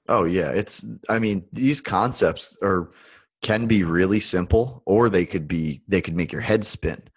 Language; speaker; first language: English; native; English